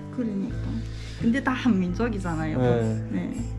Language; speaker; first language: Korean; early bilingual, heritage; Korean